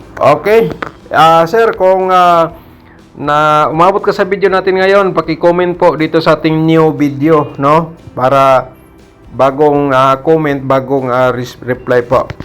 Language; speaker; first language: Filipino; non-native, local second language; Cebuano